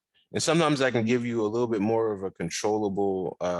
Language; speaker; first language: English; native; English